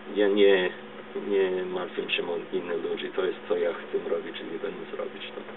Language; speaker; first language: Polish; early bilingual, heritage; Polish